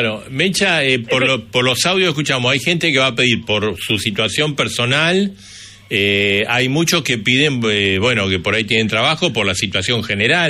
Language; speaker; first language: Spanish; native; Spanish